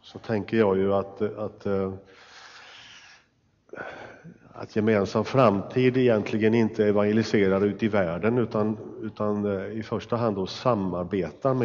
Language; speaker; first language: Swedish; native; Swedish